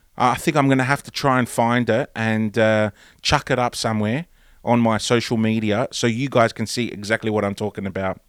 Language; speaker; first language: English; early bilingual, other home language; Greek